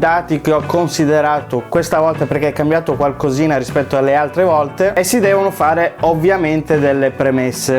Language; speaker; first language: Italian; native; Italian